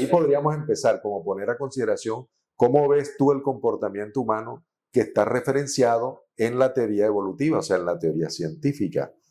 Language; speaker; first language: Spanish; native; Spanish